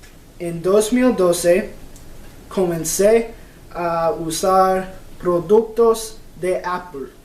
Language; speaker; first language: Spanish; non-native, learner; English